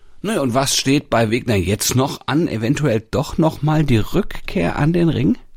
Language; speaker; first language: German; native; German